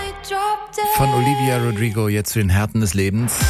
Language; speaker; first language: German; native; German